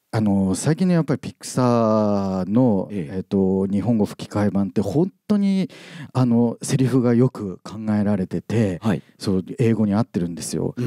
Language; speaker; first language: Japanese; native; Japanese